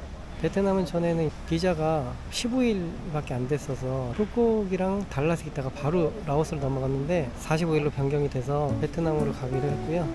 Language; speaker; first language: Korean; native; Korean